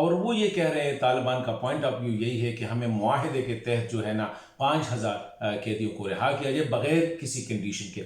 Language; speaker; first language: Hindi; non-native, local second language; Pashto